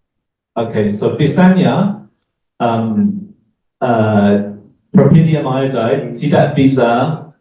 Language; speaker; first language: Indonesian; non-native, learner; English